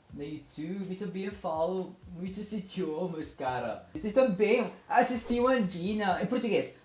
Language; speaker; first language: Portuguese; non-native, learner; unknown